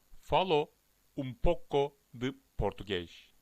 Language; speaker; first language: Portuguese; non-native, learner; Turkish